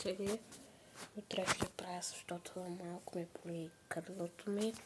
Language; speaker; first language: Bulgarian; non-native, local second language; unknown